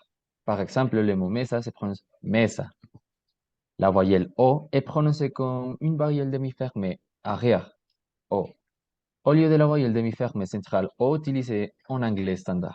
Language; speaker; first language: French; non-native, learner; Spanish